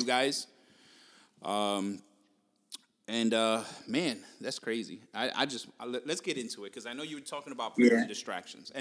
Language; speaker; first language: English; native; English